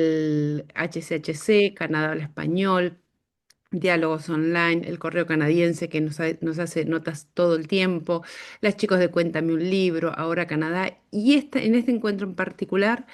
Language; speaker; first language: Spanish; native; Spanish